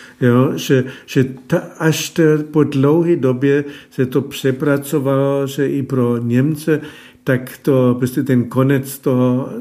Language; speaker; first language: Czech; non-native, fluent; German